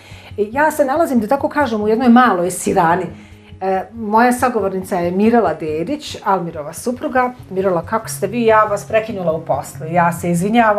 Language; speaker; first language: Croatian; native; Croatian